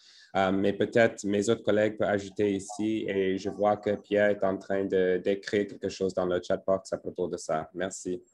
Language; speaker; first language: French; non-native, fluent; English